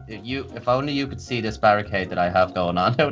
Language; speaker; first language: English; native; English